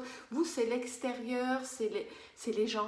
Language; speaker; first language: French; native; French